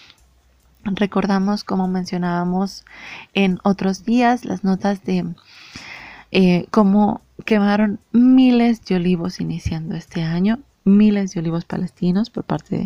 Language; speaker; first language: Spanish; native; Spanish